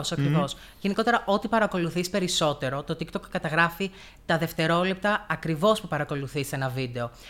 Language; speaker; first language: Greek; native; Greek